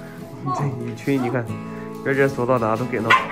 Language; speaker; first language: Chinese; native; Chinese